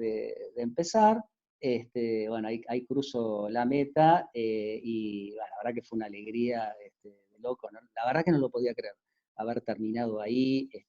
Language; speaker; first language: Spanish; native; Spanish